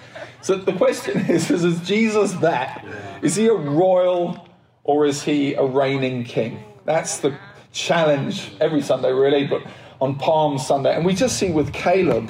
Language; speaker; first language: English; native; English